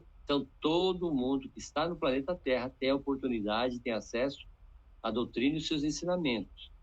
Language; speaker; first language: Portuguese; native; Portuguese